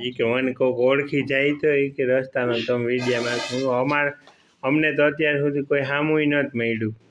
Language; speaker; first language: Gujarati; native; Gujarati